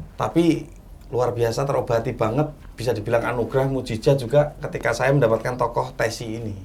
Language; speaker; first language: Indonesian; native; Indonesian